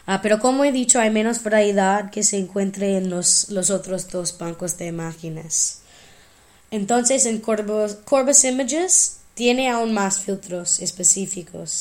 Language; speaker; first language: Spanish; non-native, fluent; English